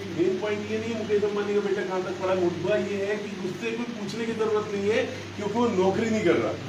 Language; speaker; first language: Hindi; non-native, local second language; Gujarati